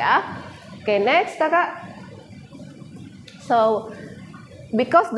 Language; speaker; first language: English; non-native, fluent; Indonesian